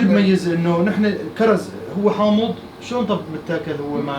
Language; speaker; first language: Arabic; native; Arabic